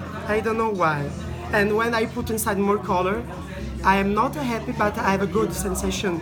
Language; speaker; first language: English; non-native, learner; Italian